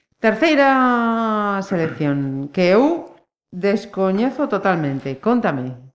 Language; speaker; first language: Galician; native; Galician